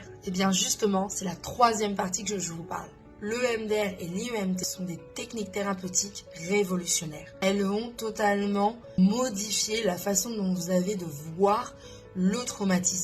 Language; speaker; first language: French; native; French